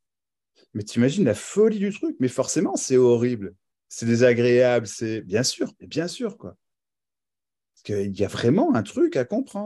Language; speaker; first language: French; native; French